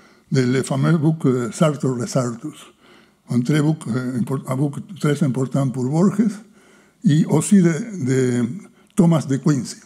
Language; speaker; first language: French; non-native, fluent; Spanish